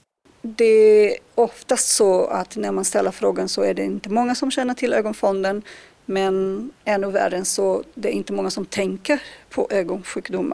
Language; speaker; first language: Swedish; non-native, fluent; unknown